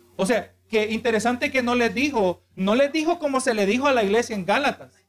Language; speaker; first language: Spanish; native; Spanish